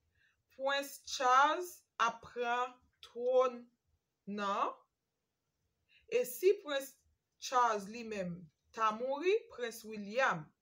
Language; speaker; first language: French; non-native, learner; Haitian Creole